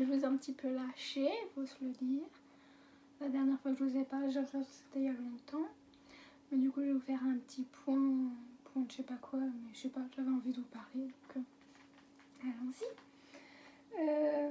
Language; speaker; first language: French; native; French